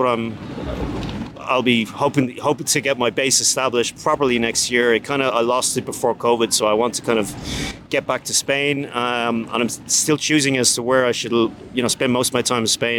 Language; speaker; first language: English; native; English